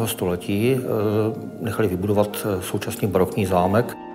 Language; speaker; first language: Czech; native; Czech